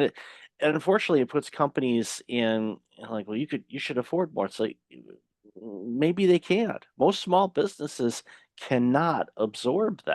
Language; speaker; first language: English; native; English